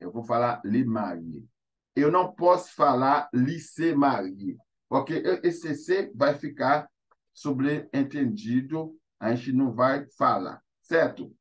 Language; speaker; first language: Portuguese; non-native, fluent; Haitian Creole